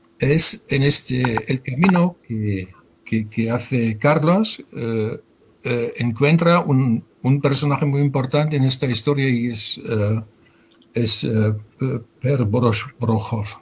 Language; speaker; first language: Spanish; non-native, fluent; German